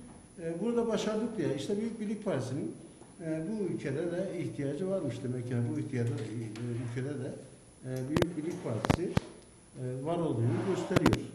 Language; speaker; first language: Turkish; native; Turkish